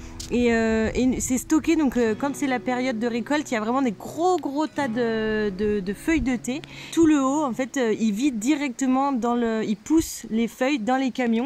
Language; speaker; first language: French; native; French